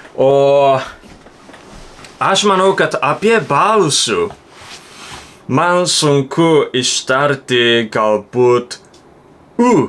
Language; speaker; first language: Lithuanian; non-native, learner; Japanese